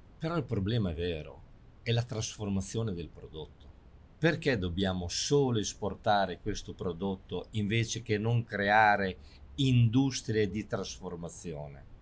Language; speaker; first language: Italian; native; Italian